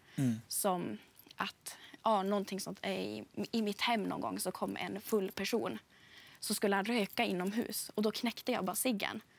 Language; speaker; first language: Swedish; native; Swedish